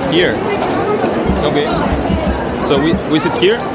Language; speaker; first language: English; non-native, fluent; Spanish